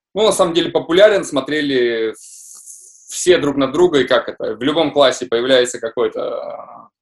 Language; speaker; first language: Russian; native; Russian